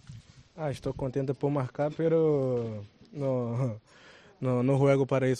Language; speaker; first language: Spanish; non-native, local second language; Portuguese